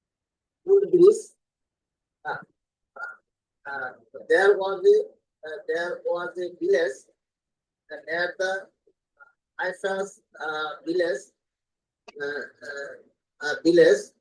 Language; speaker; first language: English; non-native, learner; Bangla